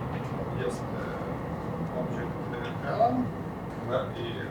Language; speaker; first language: Polish; non-native, learner; Ukrainian